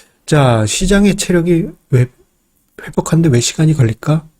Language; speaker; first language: Korean; native; Korean